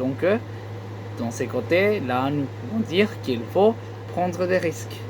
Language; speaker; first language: French; non-native, learner; Spanish